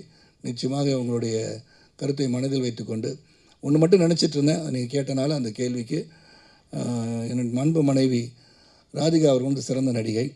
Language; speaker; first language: Tamil; native; Tamil